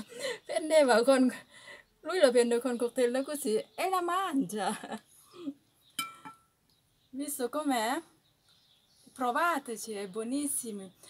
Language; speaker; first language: Italian; non-native, learner; Thai